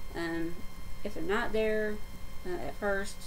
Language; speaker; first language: English; native; English